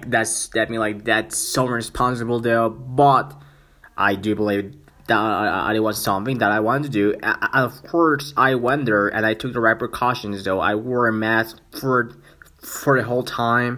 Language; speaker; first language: English; non-native, fluent; Spanish